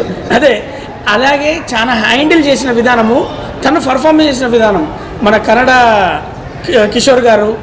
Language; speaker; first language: Telugu; native; Telugu